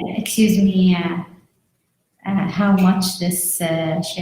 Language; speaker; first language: English; non-native, learner; Arabic